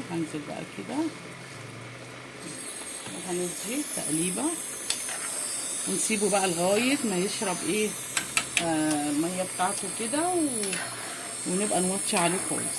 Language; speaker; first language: Arabic; native; Arabic